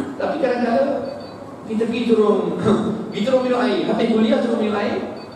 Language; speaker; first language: Malay; non-native, fluent; Arabic